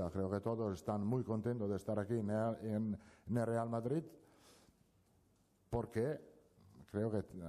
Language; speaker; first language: Spanish; non-native, fluent; Italian